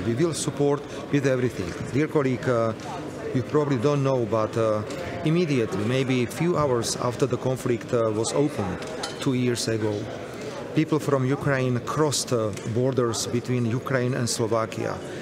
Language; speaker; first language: English; non-native, fluent; Slovak